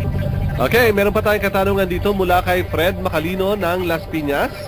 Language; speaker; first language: Filipino; native; Filipino